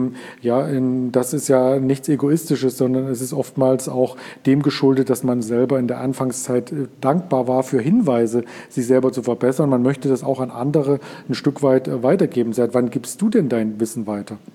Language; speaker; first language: German; native; German